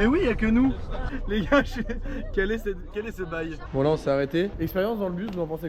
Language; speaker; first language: French; native; French